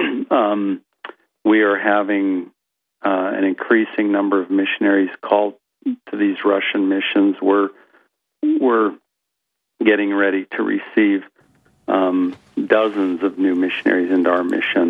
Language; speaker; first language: English; native; English